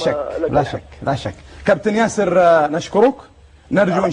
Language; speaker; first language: Arabic; native; Arabic